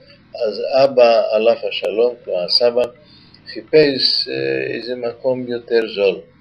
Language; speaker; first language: Hebrew; non-native, fluent; Yiddish